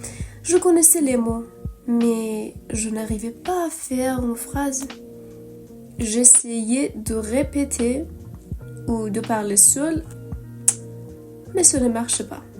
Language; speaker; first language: French; non-native, fluent; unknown